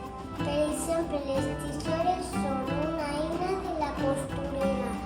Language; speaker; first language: Catalan; non-native, local second language; Spanish